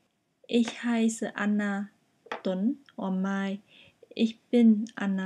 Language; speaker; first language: German; non-native, fluent; Vietnamese